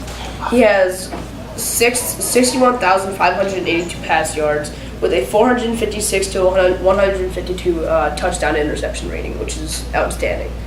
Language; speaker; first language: English; native; English